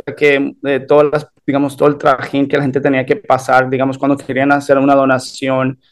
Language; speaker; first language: Spanish; early bilingual, heritage; Spanish